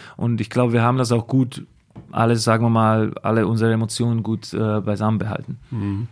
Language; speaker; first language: German; non-native, fluent; Slovak